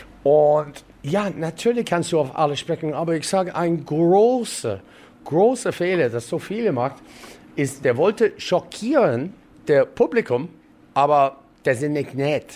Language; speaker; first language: German; non-native, learner; English